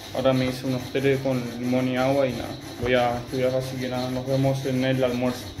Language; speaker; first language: Spanish; native; Spanish